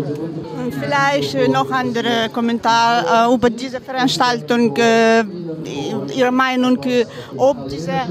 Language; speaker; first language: German; non-native, learner; Ukrainian